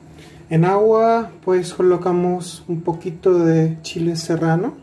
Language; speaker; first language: Spanish; non-native, fluent; Hindi